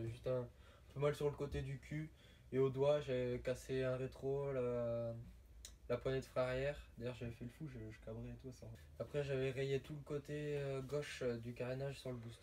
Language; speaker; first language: French; native; French